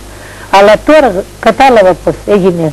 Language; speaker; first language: Greek; early bilingual, heritage; Greek